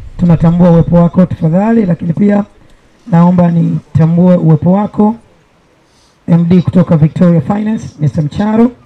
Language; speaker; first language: Swahili; native; Swahili